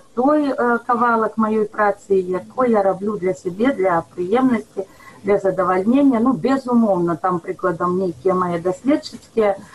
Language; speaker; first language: Belarusian; native; Belarusian